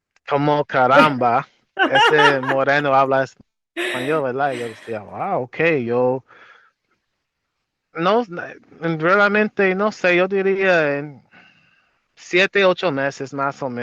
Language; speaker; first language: Spanish; non-native, fluent; English